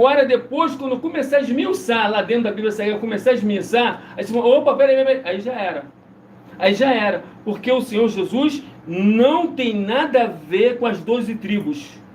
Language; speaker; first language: Portuguese; native; Portuguese